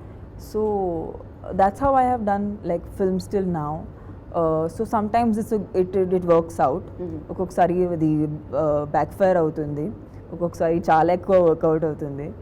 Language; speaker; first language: Telugu; non-native, fluent; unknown